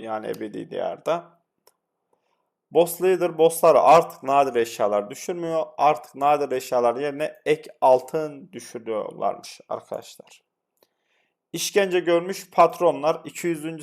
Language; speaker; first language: Turkish; native; Turkish